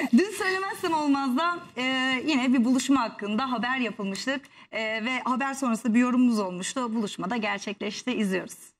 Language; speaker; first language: Turkish; native; Turkish